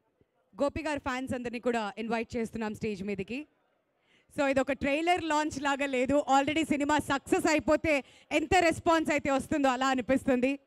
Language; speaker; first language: Telugu; native; Telugu